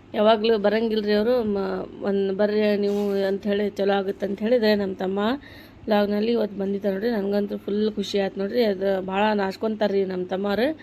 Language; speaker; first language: Kannada; native; Kannada